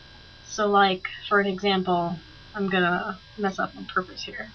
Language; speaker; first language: English; native; English